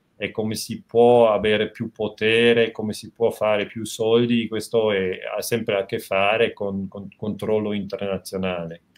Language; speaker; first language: Italian; non-native, local second language; German